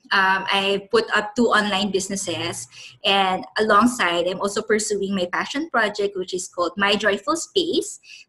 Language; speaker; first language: English; non-native, local second language; Filipino